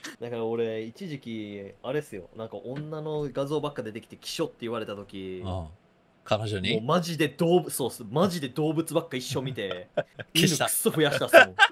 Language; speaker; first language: Japanese; native; Japanese